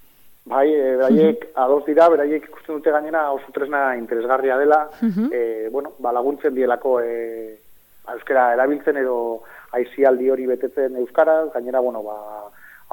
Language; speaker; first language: Basque; native; Basque